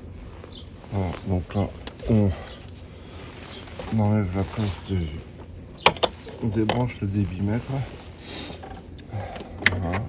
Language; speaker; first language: French; native; French